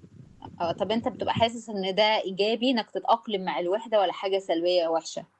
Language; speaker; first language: Arabic; native; Arabic